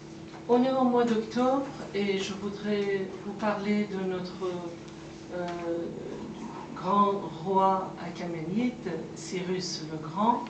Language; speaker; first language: French; non-native, fluent; Persian